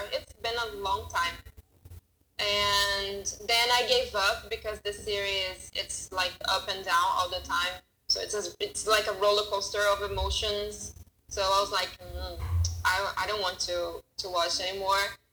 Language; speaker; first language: English; non-native, fluent; Portuguese